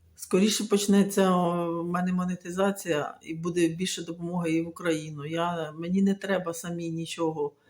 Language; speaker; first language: Ukrainian; native; Ukrainian